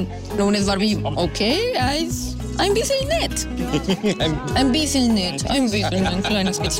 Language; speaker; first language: German; non-native, learner; Spanish